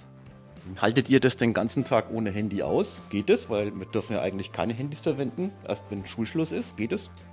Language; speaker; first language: German; native; German